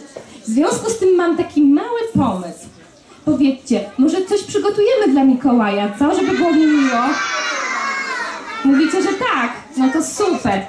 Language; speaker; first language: Polish; native; Polish